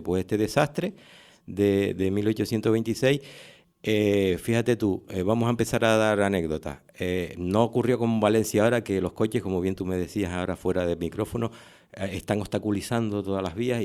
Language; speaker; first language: Spanish; native; Spanish